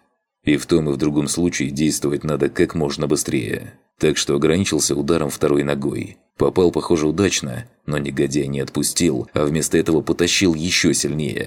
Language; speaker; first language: Russian; native; Russian